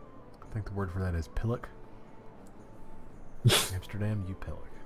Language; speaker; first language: English; native; English